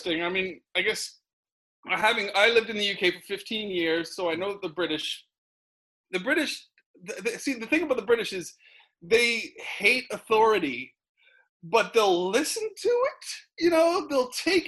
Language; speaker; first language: English; native; English